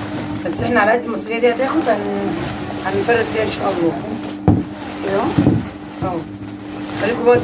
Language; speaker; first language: Arabic; native; Arabic